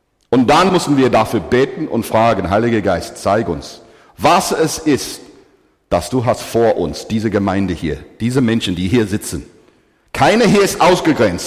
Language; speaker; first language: German; non-native, fluent; English